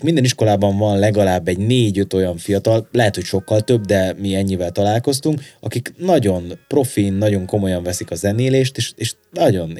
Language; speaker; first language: Hungarian; native; Hungarian